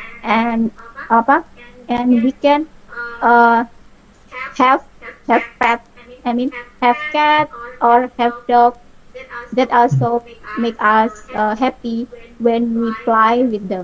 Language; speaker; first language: English; non-native, learner; Indonesian